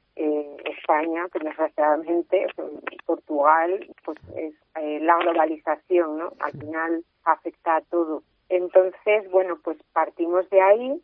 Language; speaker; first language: Spanish; native; Spanish